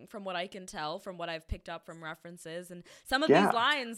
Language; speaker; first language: English; non-native, local second language; Hindi